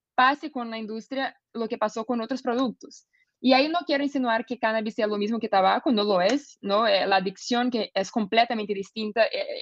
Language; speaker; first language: Spanish; non-native, fluent; Portuguese